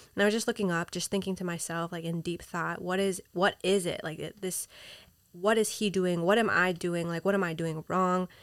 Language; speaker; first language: English; native; English